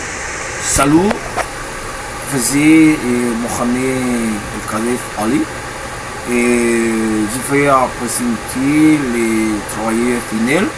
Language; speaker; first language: French; non-native, learner; Spanish